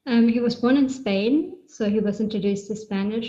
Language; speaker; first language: English; non-native, fluent; German